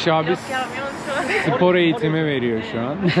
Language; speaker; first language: Turkish; native; Turkish